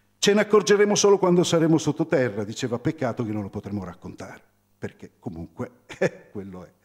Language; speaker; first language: Italian; native; Italian